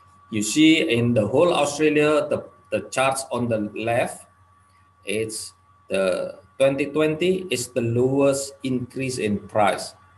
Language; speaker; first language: English; non-native, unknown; Indonesian